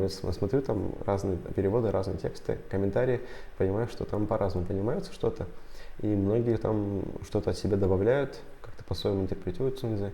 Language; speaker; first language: Russian; non-native, local second language; Tatar